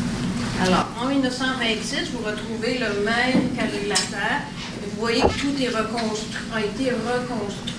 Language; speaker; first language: French; native; French